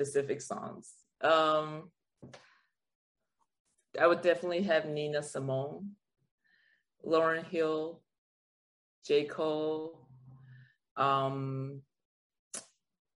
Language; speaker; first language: English; non-native, fluent; Chinese